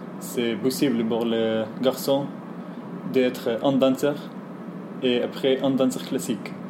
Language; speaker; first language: French; non-native, learner; Arabic